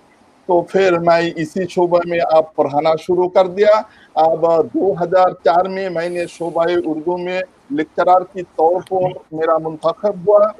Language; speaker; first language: Urdu; non-native, local second language; Bangla